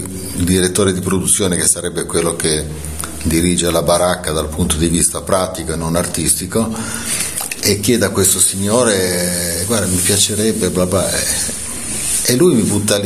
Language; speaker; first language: Italian; native; Italian